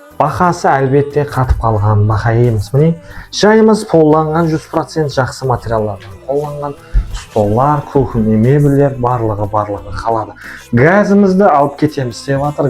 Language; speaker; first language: Uzbek; non-native, local second language; Kara-Kalpak